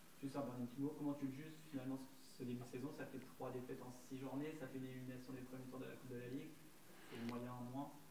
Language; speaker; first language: French; native; French